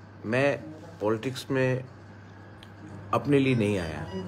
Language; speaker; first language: Hindi; non-native, local second language; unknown